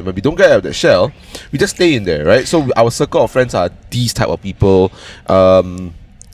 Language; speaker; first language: English; non-native, local second language; Cantonese